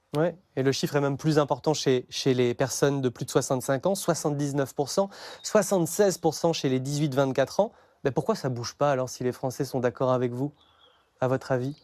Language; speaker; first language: French; native; French